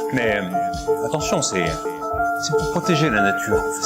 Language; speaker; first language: French; native; French